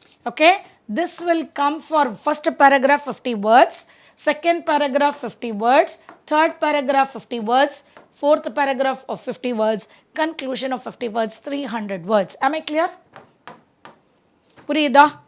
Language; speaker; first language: English; non-native, local second language; Tamil